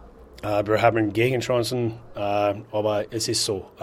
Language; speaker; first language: German; non-native, learner; English